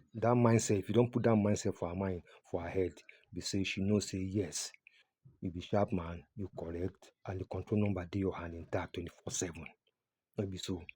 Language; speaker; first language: Nigerian Pidgin; non-native, local second language; Yoruba